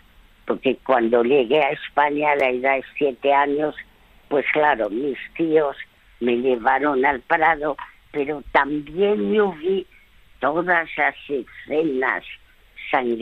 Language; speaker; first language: Spanish; early bilingual, other home language; French